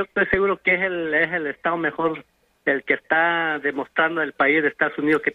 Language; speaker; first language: Spanish; non-native, local second language; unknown